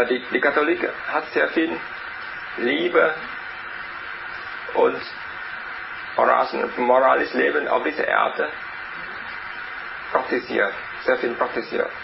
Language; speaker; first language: German; non-native, learner; Vietnamese